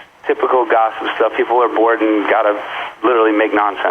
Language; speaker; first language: English; native; English